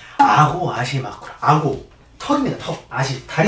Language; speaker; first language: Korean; native; Korean